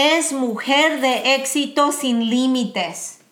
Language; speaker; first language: Spanish; early bilingual, heritage; Spanish